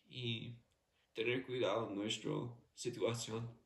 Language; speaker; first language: Spanish; non-native, fluent; English